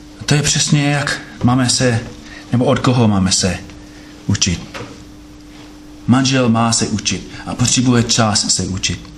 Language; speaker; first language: Czech; non-native, fluent; English